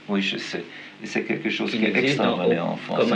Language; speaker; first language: French; non-native, fluent; German